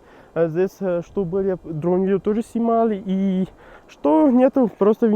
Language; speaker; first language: Russian; non-native, learner; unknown